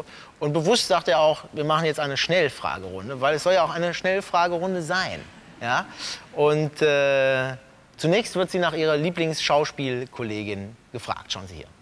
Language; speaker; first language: German; native; German